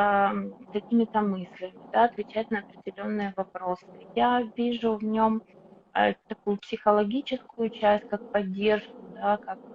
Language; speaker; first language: Russian; native; Russian